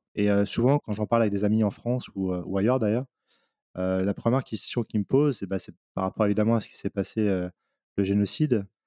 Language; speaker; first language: French; native; French